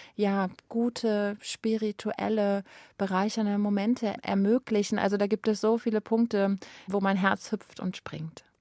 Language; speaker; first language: German; native; German